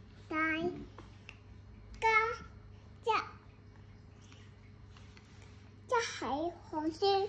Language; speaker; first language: Chinese; non-native, local second language; Cantonese